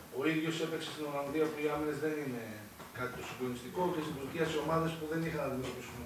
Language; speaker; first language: Greek; native; Greek